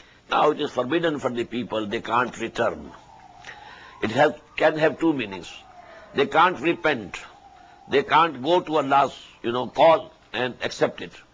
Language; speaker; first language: English; non-native, local second language; Urdu